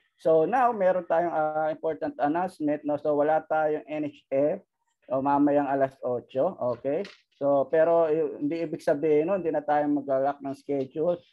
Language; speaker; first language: Filipino; native; Filipino